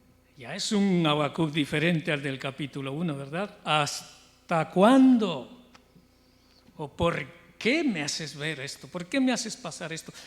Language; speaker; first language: Spanish; native; Spanish